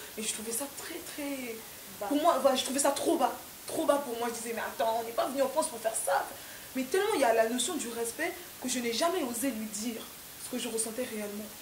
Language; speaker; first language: French; non-native, local second language; Lingala